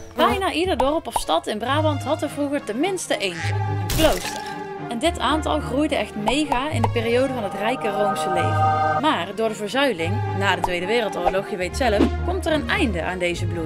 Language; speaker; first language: Dutch; native; Dutch